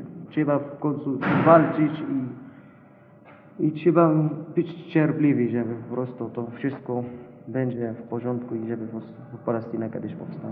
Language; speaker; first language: Polish; non-native, learner; Arabic